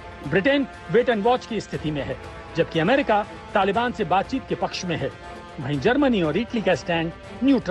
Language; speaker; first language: Hindi; native; Hindi